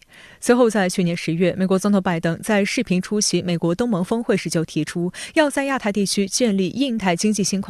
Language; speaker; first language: Chinese; native; Chinese